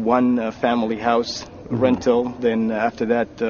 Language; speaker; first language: English; non-native, fluent; Arabic